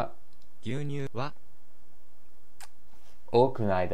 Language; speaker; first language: Japanese; non-native, learner; English